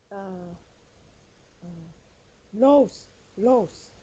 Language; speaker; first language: English; non-native, learner; Vietnamese